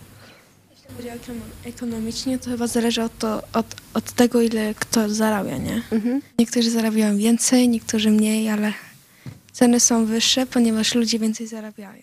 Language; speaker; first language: Polish; early bilingual, heritage; Polish